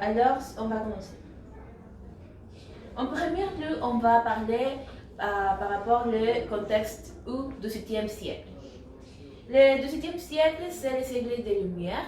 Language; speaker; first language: French; non-native, learner; Spanish